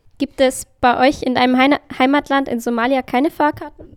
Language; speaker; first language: German; native; German